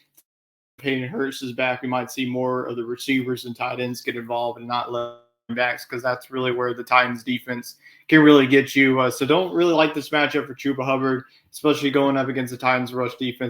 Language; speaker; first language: English; native; English